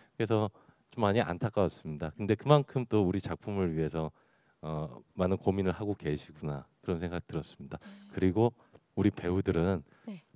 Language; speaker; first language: Korean; native; Korean